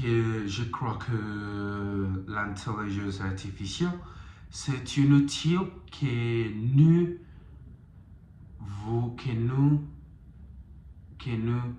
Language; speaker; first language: French; non-native, learner; Spanish